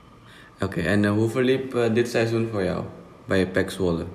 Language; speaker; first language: Dutch; non-native, fluent; Indonesian